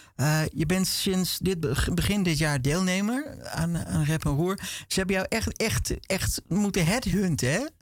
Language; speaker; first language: Dutch; native; Dutch